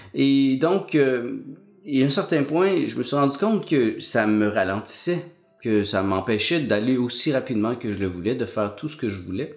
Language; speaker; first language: French; native; French